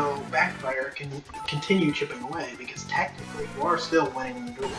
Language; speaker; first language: English; native; English